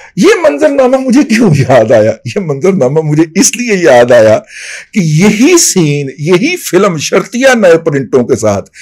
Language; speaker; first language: Urdu; native; Urdu